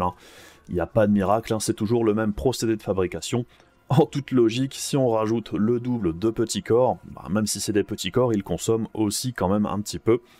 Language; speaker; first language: French; native; French